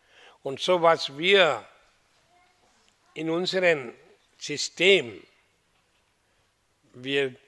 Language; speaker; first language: German; non-native, learner; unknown